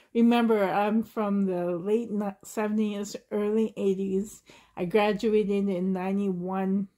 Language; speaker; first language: English; native; English